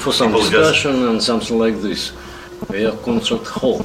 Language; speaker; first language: English; non-native, learner; Russian